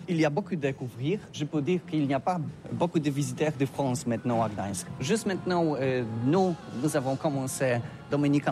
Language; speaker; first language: French; non-native, learner; Polish